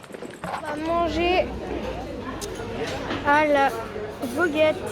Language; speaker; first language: French; native; French